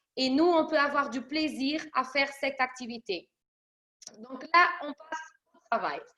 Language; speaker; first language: French; early bilingual, other home language; Portuguese